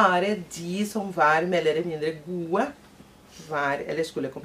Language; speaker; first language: Norwegian; non-native, fluent; Portuguese